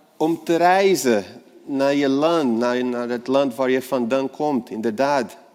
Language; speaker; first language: Dutch; non-native, fluent; Portuguese